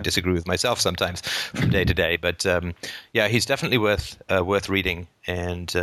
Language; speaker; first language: English; native; English